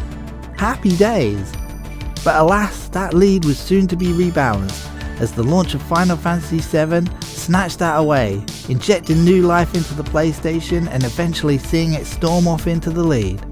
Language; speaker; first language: English; native; English